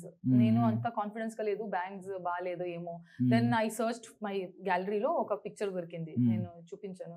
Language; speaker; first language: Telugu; non-native, learner; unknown